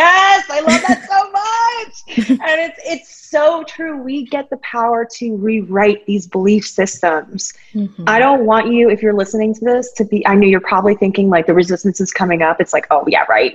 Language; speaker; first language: English; native; English